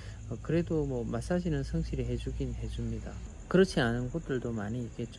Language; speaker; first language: Korean; native; Korean